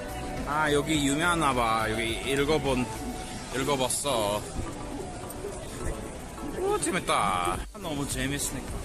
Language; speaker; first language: Korean; non-native, fluent; English